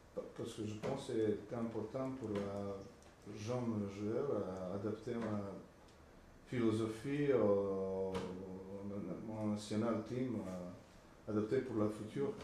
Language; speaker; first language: French; non-native, learner; Slovenian